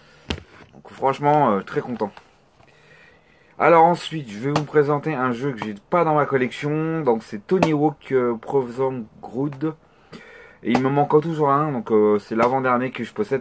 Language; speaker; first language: French; native; French